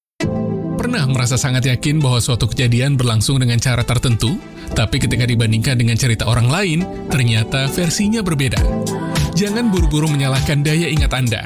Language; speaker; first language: Indonesian; native; Indonesian